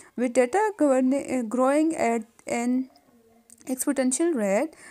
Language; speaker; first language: English; non-native, local second language; Urdu